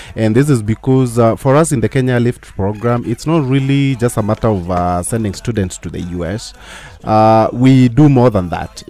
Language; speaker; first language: English; non-native, local second language; Meru